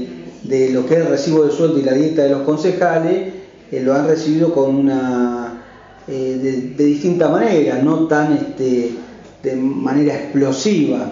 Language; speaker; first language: Spanish; native; Spanish